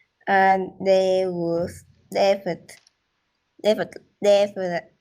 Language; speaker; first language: English; non-native, learner; Vietnamese